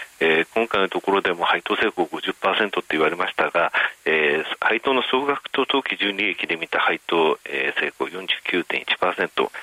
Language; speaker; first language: Japanese; native; Japanese